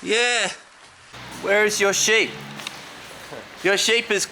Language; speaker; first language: English; native; English